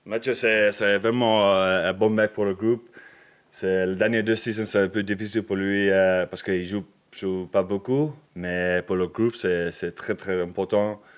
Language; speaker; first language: French; non-native, learner; English